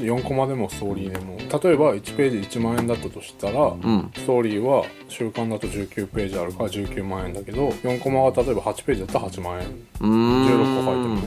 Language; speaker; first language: Japanese; native; Japanese